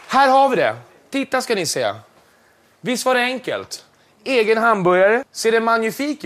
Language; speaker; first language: Swedish; native; Swedish